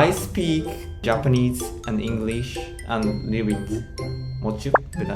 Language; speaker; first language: English; non-native, learner; Japanese